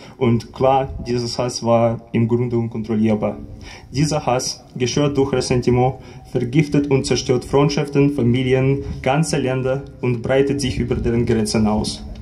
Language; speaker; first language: German; non-native, fluent; Ukrainian